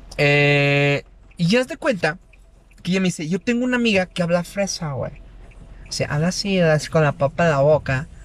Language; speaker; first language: Spanish; native; Spanish